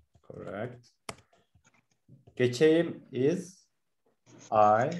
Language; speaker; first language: English; non-native, learner; Turkish